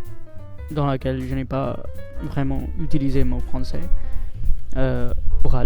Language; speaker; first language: French; non-native, fluent; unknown